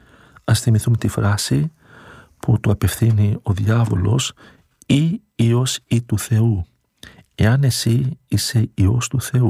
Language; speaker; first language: Greek; native; Greek